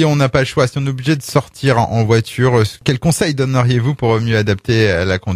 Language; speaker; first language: French; native; French